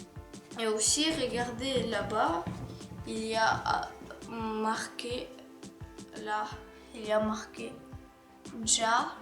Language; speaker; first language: French; non-native, learner; Ukrainian